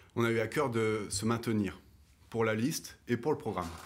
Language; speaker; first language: French; native; French